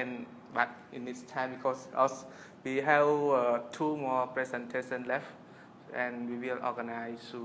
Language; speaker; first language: English; non-native, fluent; Khmer